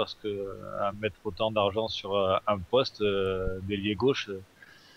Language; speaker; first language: French; native; French